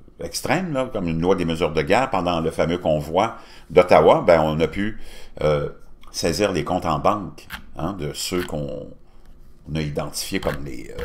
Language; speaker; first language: French; native; French